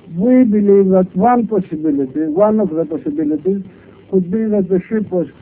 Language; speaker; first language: English; non-native, fluent; Greek